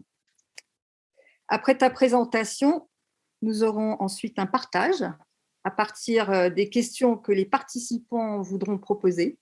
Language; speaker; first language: French; native; French